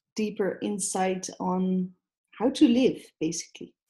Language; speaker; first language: English; non-native, fluent; Dutch